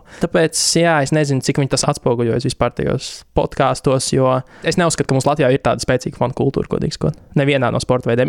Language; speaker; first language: Latvian; native; Latvian